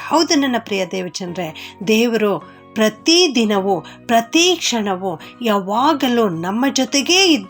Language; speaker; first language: Kannada; native; Kannada